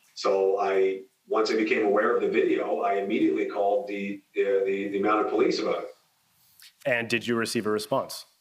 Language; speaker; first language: English; native; English